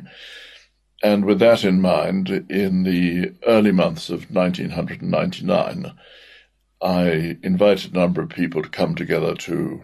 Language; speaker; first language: English; native; English